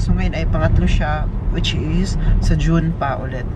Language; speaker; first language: Filipino; native; Filipino